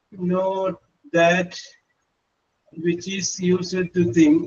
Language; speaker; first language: English; non-native, fluent; Malayalam